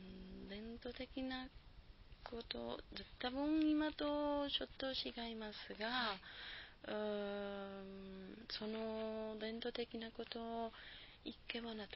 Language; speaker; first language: Japanese; non-native, learner; Spanish